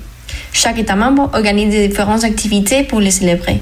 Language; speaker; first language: French; non-native, fluent; Spanish